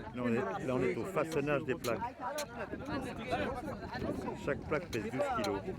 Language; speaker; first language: French; native; French